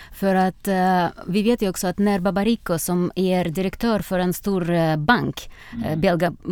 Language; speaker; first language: Swedish; non-native, fluent; Russian